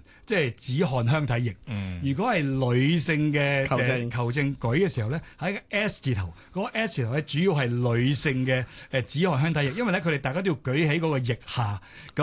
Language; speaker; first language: Cantonese; native; Cantonese